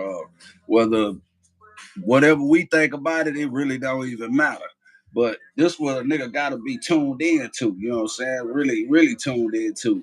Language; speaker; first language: English; native; English